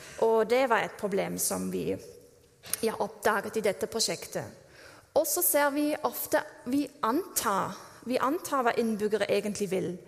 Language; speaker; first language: Norwegian; non-native, fluent; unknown